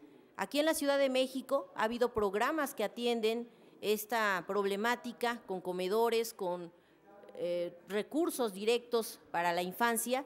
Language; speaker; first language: Spanish; native; Spanish